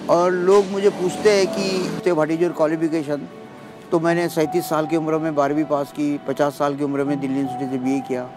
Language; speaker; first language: Hindi; non-native, local second language; Marathi